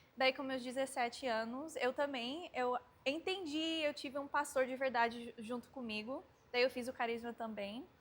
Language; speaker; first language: Portuguese; early bilingual, heritage; Portuguese